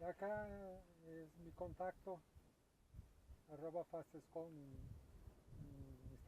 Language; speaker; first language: Spanish; non-native, learner; Portuguese